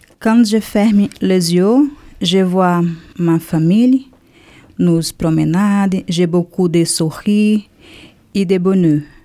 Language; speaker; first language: French; non-native, learner; Portuguese